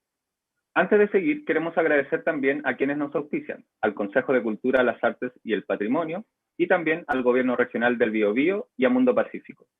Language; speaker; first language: Spanish; native; Spanish